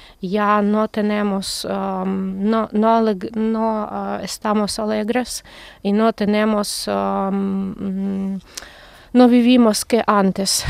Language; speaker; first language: Spanish; non-native, learner; Ukrainian